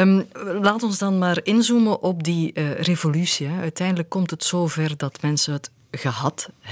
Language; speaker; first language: Dutch; native; Dutch